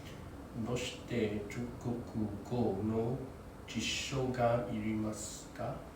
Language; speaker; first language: Japanese; non-native, learner; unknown